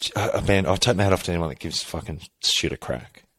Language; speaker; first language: English; native; English